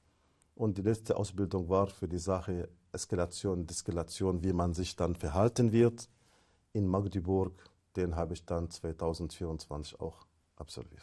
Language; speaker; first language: German; non-native, fluent; Arabic